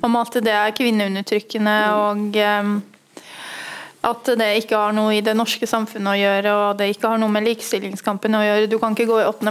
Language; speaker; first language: Norwegian; early bilingual, other home language; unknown